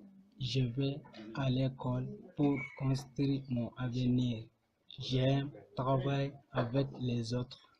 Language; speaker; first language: French; non-native, learner; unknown